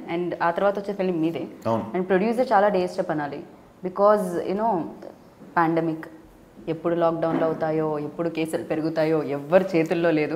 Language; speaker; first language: Telugu; native; Telugu